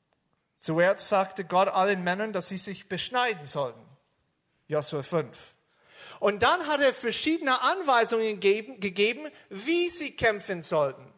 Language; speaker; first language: German; non-native, fluent; English